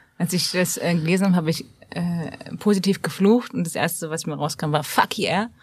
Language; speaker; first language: German; native; German